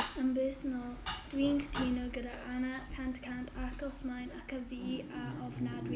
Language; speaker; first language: Welsh; non-native, learner; English